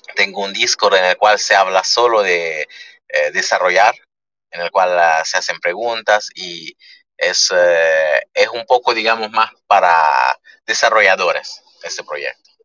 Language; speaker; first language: Spanish; early bilingual, other home language; Italian